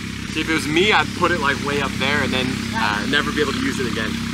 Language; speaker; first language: English; native; English